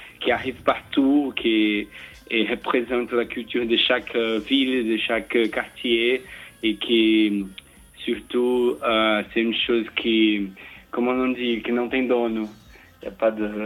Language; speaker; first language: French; non-native, learner; Portuguese